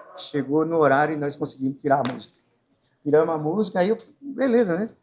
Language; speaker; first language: Portuguese; native; Portuguese